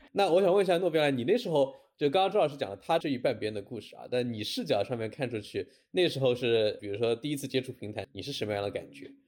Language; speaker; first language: Chinese; native; Chinese